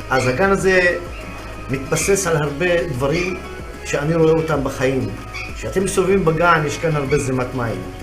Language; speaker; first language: Hebrew; non-native, local second language; Arabic